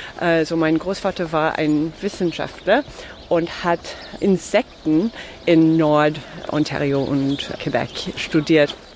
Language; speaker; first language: German; non-native, fluent; English